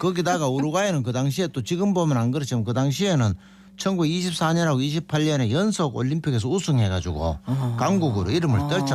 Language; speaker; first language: Korean; native; Korean